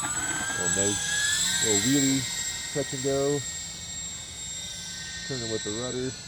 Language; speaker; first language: English; native; English